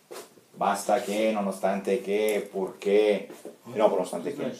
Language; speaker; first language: Italian; non-native, fluent; Russian